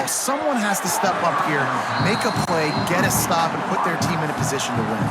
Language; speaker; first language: English; native; English